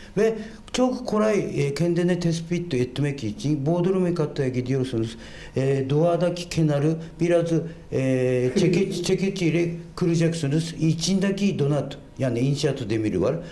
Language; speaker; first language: Turkish; non-native, fluent; Japanese